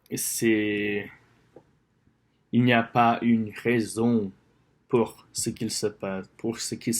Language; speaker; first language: French; non-native, learner; English